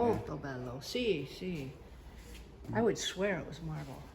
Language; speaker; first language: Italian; non-native, learner; English